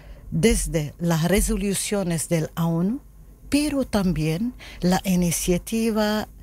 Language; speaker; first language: Spanish; non-native, learner; Arabic